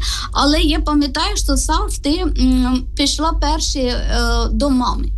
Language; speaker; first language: Ukrainian; non-native, learner; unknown